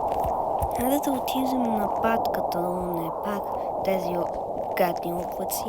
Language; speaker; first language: Bulgarian; early bilingual, heritage; Bulgarian